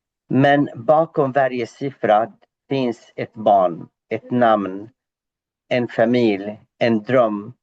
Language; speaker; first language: Swedish; non-native, fluent; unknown